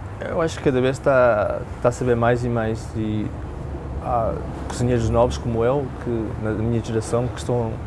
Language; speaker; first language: Portuguese; early bilingual, heritage; Portuguese